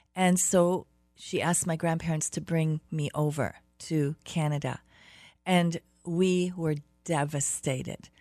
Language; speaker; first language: English; early bilingual, other home language; German